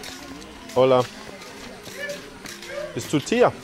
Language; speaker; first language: Spanish; non-native, learner; English